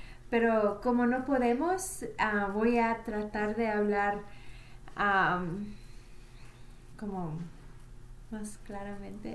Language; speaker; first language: Spanish; early bilingual, heritage; Spanish